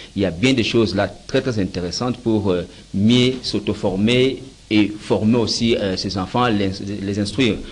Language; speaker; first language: French; non-native, local second language; Lingala